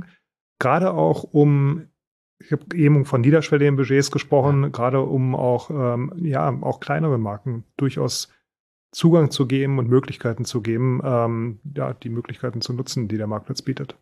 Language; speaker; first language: German; native; German